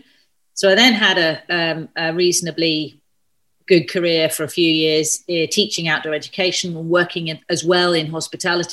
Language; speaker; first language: English; native; English